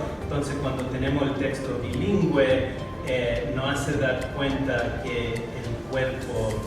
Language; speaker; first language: Spanish; non-native, fluent; English